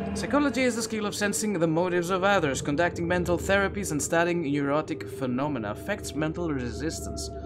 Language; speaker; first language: English; non-native, fluent; Greek